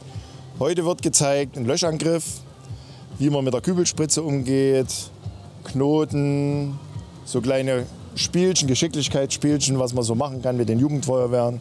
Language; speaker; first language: German; native; German